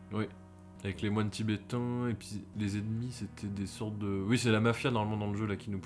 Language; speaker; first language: French; native; French